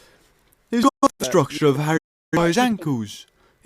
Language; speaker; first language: English; native; English